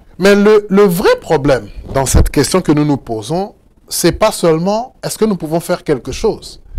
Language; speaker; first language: French; non-native, local second language; Lingala